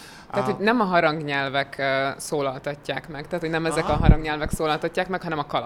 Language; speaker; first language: Hungarian; native; Hungarian